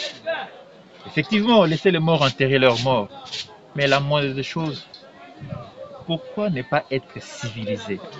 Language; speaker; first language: French; non-native, local second language; Lingala